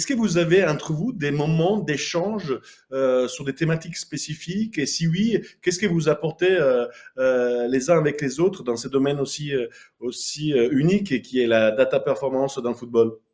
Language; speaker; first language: French; native; French